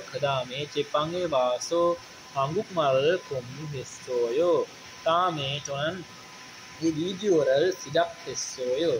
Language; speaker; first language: Korean; non-native, learner; Sinhala